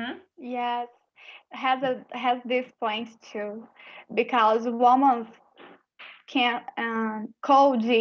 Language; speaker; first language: English; non-native, learner; Portuguese